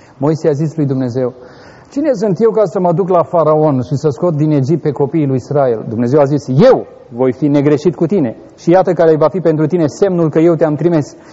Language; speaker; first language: Romanian; native; Romanian